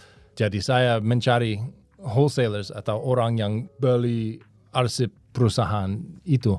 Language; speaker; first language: Indonesian; non-native, learner; English